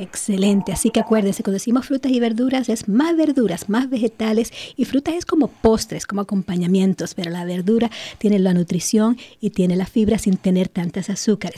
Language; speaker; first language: Spanish; native; Spanish